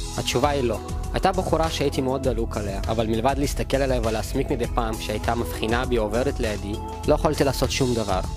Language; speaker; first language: Hebrew; early bilingual, other home language; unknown